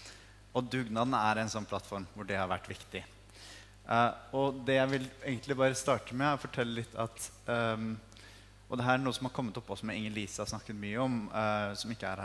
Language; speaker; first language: Norwegian; native; Norwegian